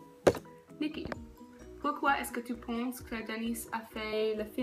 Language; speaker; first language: French; non-native, learner; English